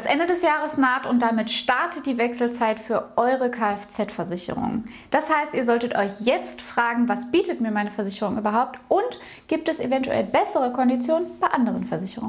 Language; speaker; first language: German; native; German